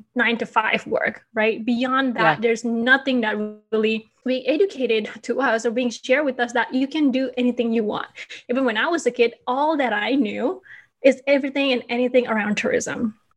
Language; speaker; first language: English; non-native, fluent; Indonesian